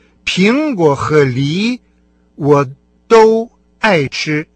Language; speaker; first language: Chinese; non-native, learner; Russian